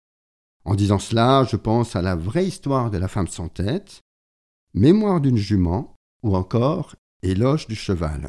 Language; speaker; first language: French; native; French